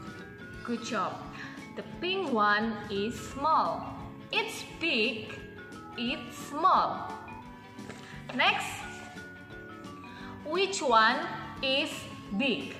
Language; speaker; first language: English; non-native, local second language; Indonesian